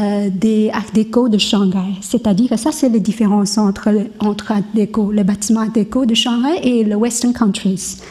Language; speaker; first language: French; non-native, learner; Chinese